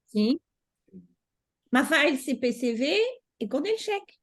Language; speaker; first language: Portuguese; non-native, learner; Italian